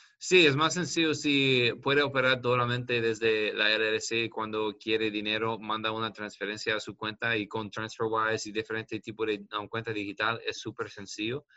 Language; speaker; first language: Spanish; non-native, learner; English